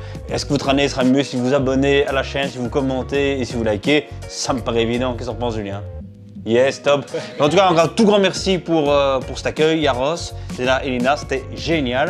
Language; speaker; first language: French; native; French